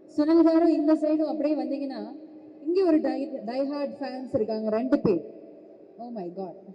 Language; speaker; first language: Tamil; native; Tamil